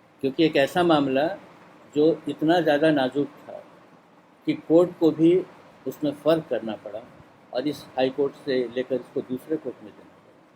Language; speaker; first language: Hindi; native; Hindi